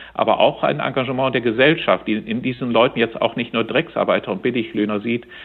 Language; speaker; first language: German; native; German